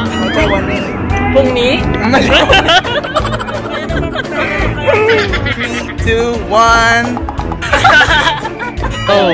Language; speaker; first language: Thai; non-native, learner; Filipino